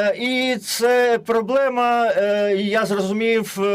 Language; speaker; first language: Ukrainian; non-native, learner; German